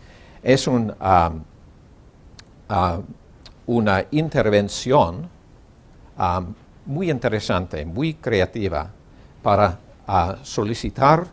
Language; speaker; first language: Spanish; non-native, learner; English